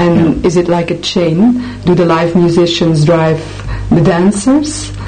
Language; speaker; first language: English; non-native, fluent; Dutch